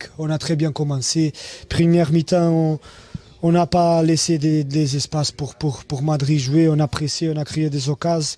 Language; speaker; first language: French; non-native, fluent; Portuguese